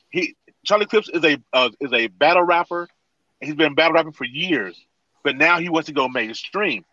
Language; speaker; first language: English; native; English